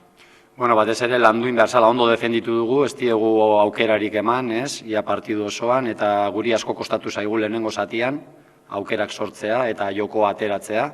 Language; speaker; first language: Basque; native; Basque